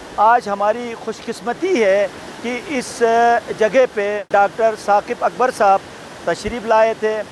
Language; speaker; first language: Urdu; non-native, local second language; Sicilian